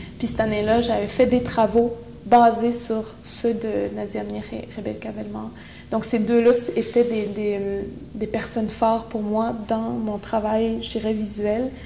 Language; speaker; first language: French; non-native, local second language; Innu-aimun